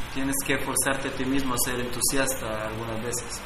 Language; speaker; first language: Spanish; native; Spanish